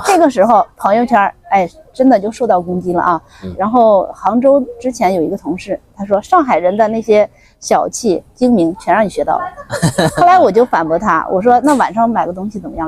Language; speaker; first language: Chinese; non-native, local second language; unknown